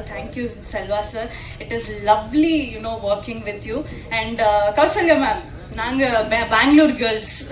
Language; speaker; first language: Tamil; non-native, learner; Kannada